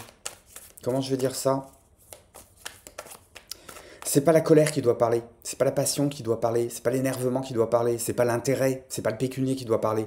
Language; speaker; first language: French; native; French